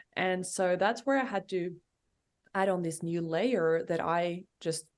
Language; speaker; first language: English; non-native, fluent; Norwegian